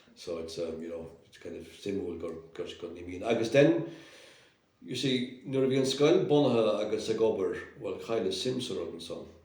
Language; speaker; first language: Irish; non-native, local second language; English